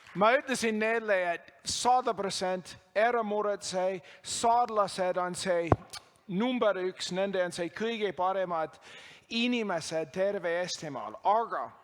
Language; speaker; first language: Estonian; non-native, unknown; English